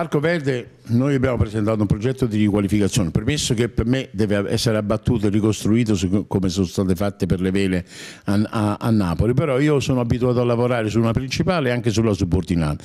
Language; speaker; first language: Italian; native; Italian